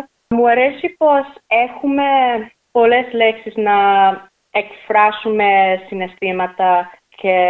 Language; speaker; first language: Greek; early bilingual, heritage; English